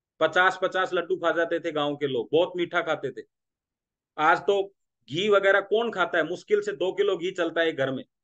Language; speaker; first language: Hindi; non-native, local second language; Marathi